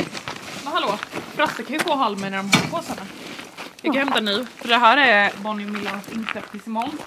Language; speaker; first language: Swedish; native; Swedish